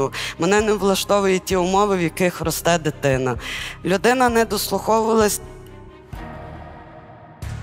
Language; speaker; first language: Ukrainian; native; Ukrainian